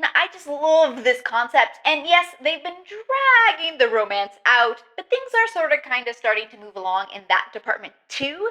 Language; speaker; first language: English; native; English